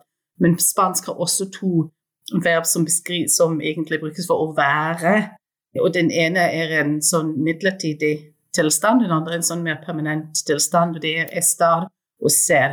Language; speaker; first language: Norwegian; non-native, fluent; English